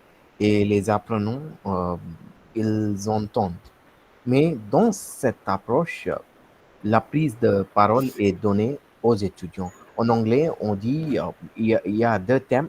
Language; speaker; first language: French; non-native, learner; Hindi